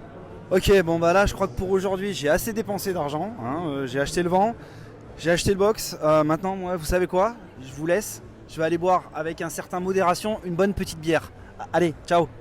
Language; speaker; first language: French; native; French